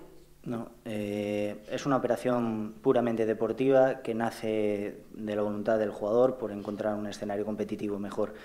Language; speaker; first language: Spanish; native; Spanish